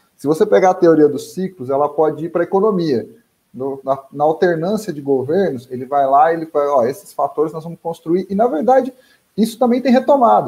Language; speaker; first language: Portuguese; native; Portuguese